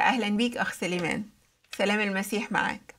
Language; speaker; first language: Arabic; native; Arabic